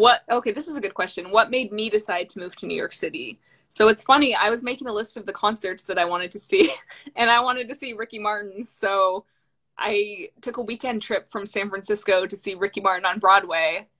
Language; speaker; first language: English; native; English